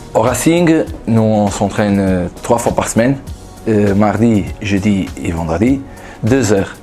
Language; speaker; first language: French; non-native, fluent; Portuguese